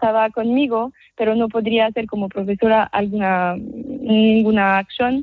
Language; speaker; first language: Spanish; non-native, fluent; French